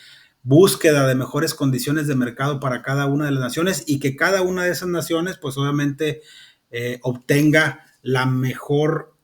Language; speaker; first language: Spanish; native; Spanish